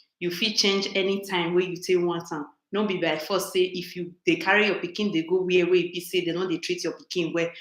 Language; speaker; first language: Nigerian Pidgin; non-native, local second language; Bini